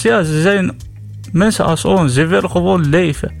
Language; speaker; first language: Dutch; non-native, learner; Arabic